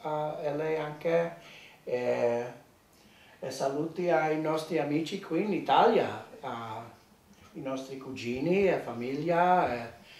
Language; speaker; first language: Italian; early bilingual, heritage; Italian